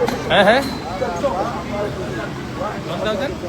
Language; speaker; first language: Hindi; non-native, learner; Bangla